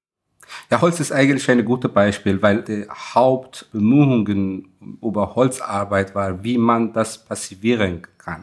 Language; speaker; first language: German; non-native, fluent; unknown